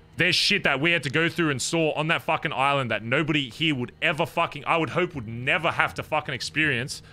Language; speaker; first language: English; native; English